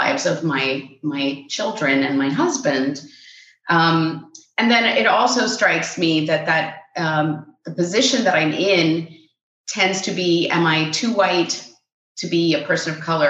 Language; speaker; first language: English; non-native, fluent; Spanish